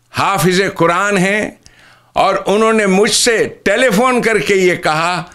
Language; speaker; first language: Urdu; native; Urdu